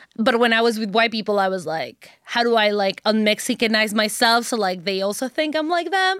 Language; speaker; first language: English; non-native, fluent; Spanish